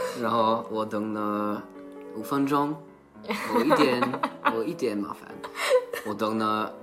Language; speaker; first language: Chinese; non-native, learner; English